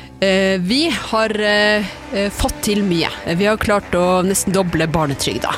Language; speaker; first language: Norwegian; native; Norwegian